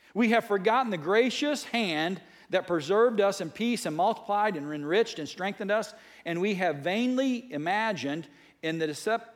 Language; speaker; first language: English; native; English